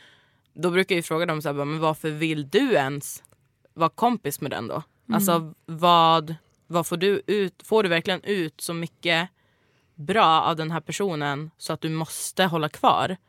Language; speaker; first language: Swedish; native; Swedish